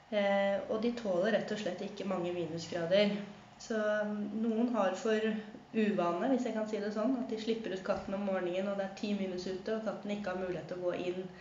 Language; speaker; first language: Norwegian; native; Norwegian